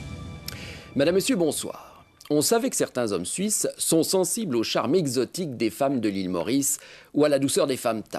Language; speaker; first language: French; native; French